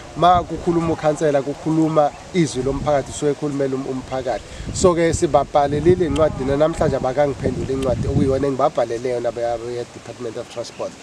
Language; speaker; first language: Zulu; native; Zulu